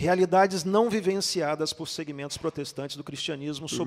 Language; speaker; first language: Portuguese; native; Portuguese